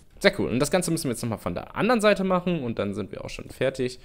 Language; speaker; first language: German; native; German